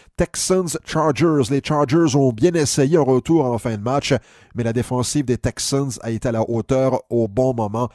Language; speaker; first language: French; native; French